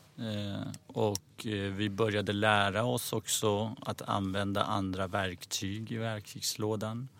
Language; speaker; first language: Swedish; early bilingual, other home language; Persian